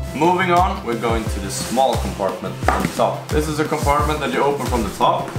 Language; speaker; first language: English; non-native, fluent; Swedish